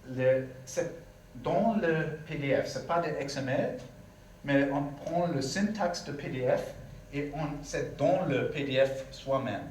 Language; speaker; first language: French; non-native, learner; German